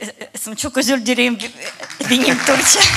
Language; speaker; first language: Turkish; non-native, learner; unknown